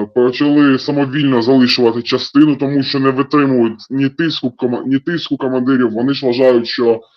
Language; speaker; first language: Ukrainian; non-native, local second language; Russian